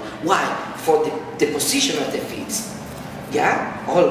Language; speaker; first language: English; non-native, learner; Spanish